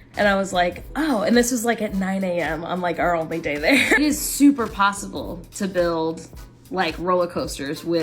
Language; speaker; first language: English; native; English